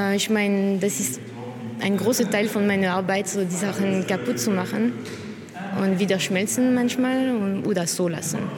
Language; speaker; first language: German; non-native, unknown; French